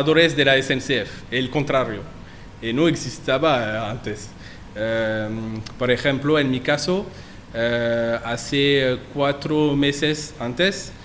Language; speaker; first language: Spanish; non-native, learner; French